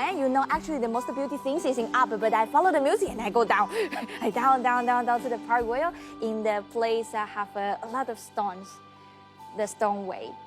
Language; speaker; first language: English; non-native, learner; Chinese